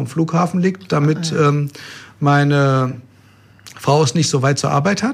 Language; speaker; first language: German; native; German